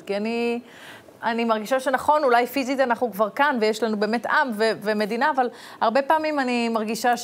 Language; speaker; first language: Hebrew; native; Hebrew